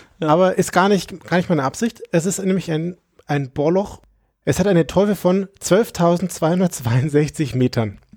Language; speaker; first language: German; native; German